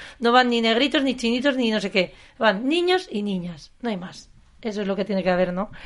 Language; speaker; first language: Spanish; native; Spanish